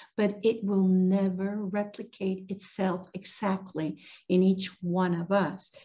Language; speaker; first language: English; non-native, fluent; Spanish